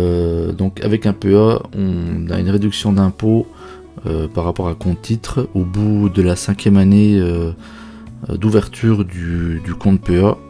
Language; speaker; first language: French; native; French